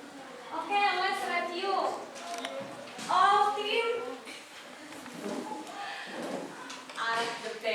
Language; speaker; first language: English; non-native, fluent; Indonesian